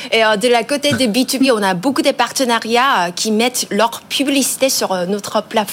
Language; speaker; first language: French; non-native, learner; Korean